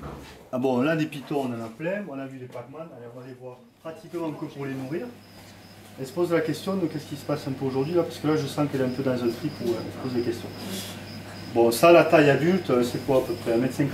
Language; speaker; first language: French; native; French